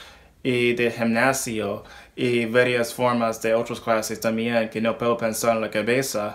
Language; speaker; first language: Spanish; non-native, learner; English